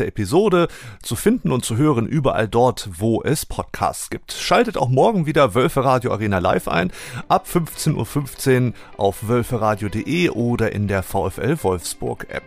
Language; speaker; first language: German; native; German